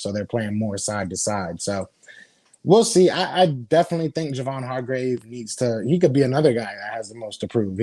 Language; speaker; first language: English; native; English